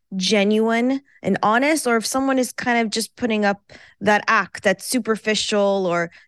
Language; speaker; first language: English; early bilingual, other home language; Persian